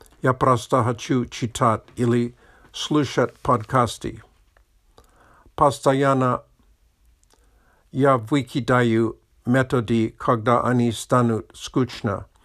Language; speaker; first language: Russian; non-native, learner; English